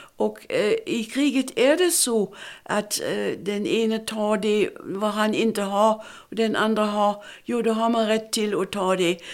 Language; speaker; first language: Swedish; non-native, fluent; German